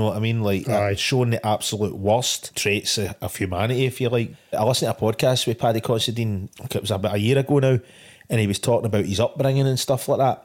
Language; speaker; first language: English; native; English